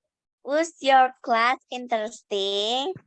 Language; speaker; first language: English; non-native, learner; Indonesian